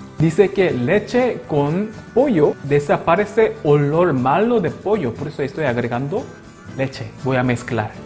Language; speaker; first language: Spanish; non-native, local second language; Korean